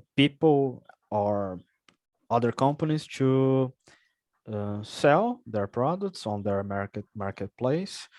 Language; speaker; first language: English; non-native, learner; Portuguese